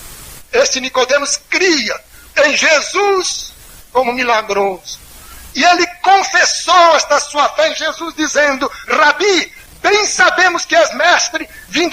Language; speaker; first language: Portuguese; native; Portuguese